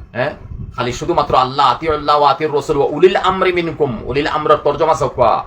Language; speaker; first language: Bangla; non-native, local second language; Sylheti